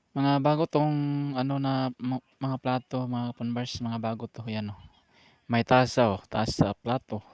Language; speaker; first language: Filipino; non-native, local second language; Cebuano